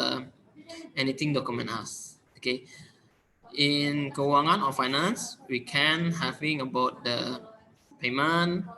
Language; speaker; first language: English; non-native, learner; Indonesian